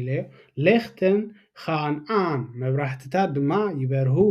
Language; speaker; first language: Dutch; non-native, fluent; Tigrinya